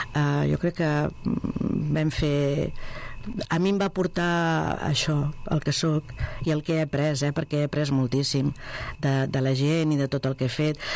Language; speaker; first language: Catalan; non-native, local second language; Spanish